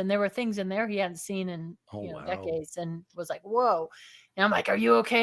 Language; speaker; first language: English; native; English